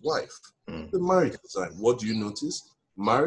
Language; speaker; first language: English; non-native, local second language; Yoruba